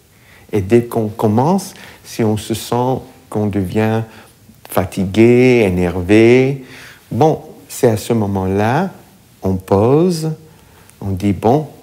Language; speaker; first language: French; non-native, fluent; English